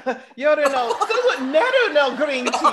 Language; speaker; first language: Japanese; non-native, learner; English